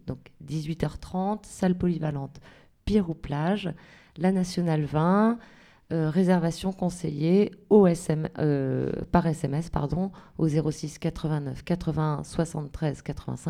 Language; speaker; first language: French; native; French